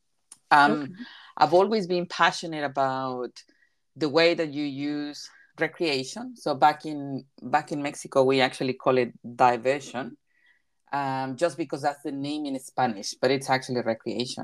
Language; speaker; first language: English; non-native, fluent; Spanish